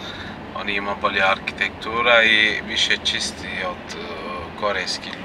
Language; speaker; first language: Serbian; non-native, learner; Turkish